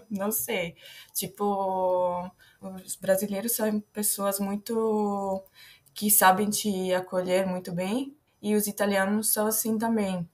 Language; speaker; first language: Portuguese; non-native, fluent; Italian